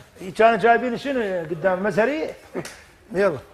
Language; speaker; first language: Arabic; native; Arabic